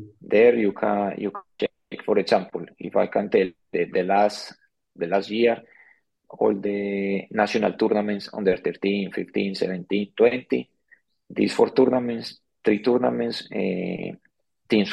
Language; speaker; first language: English; non-native, learner; Spanish